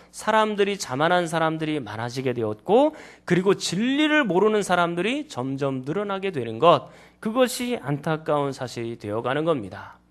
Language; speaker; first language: Korean; native; Korean